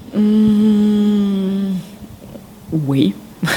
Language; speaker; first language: French; non-native, learner; Serbian